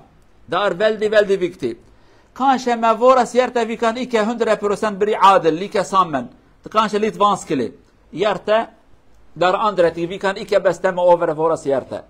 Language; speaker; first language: Swedish; non-native, learner; Kurdish